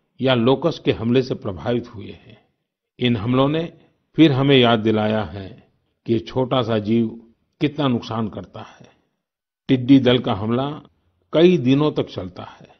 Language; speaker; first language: Hindi; non-native, local second language; Gujarati